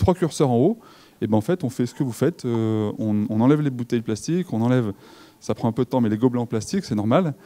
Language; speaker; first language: French; native; French